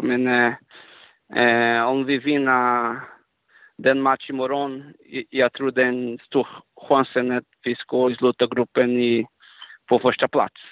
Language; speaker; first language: Swedish; non-native, fluent; Portuguese